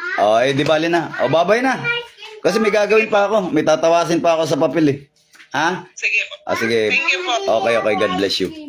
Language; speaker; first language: Filipino; native; Filipino